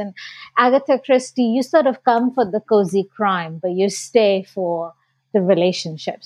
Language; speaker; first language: English; non-native, local second language; Bangla